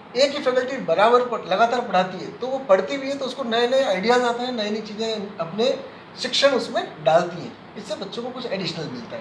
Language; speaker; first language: Hindi; native; Hindi